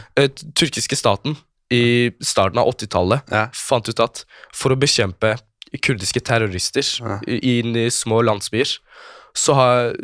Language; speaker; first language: Norwegian; early bilingual, other home language; Kurdish